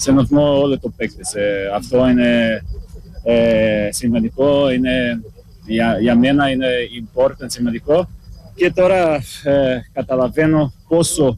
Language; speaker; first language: Greek; non-native, learner; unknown